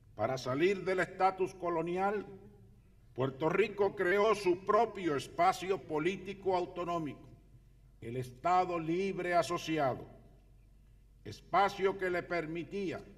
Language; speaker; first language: Spanish; native; Spanish